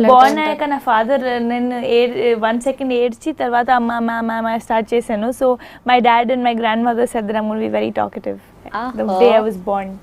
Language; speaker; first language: Telugu; non-native, fluent; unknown